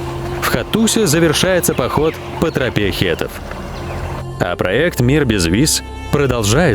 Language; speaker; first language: Russian; native; Russian